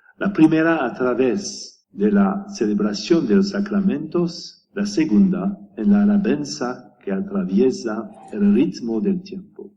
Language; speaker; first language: Spanish; non-native, learner; French